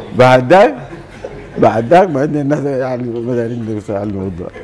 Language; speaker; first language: Arabic; native; Arabic